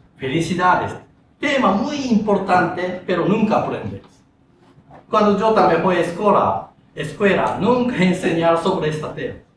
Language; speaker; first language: Spanish; non-native, learner; Japanese